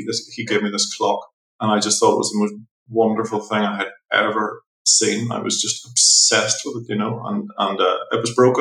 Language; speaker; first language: English; native; English